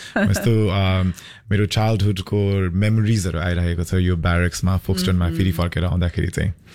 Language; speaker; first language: Nepali; early bilingual, heritage; Nepali